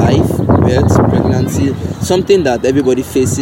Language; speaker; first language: English; non-native, local second language; Yoruba